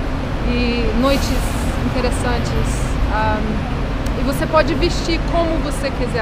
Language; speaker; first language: Portuguese; early bilingual, heritage; Portuguese